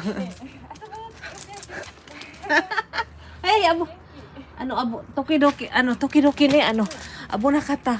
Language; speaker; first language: Japanese; non-native, learner; Waray